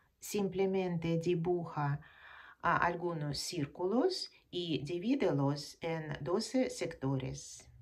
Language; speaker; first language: Spanish; non-native, fluent; Russian